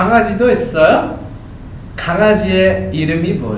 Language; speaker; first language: Korean; early bilingual, heritage; Korean